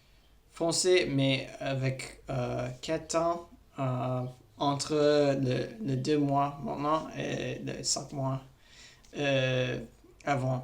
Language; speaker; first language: French; non-native, learner; English